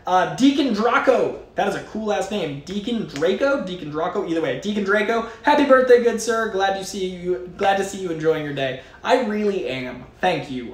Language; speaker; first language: English; native; English